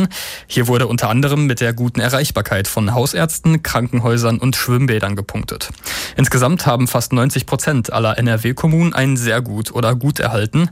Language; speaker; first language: German; native; German